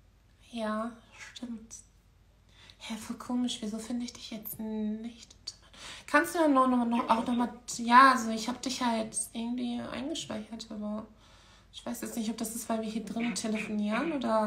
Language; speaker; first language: German; native; German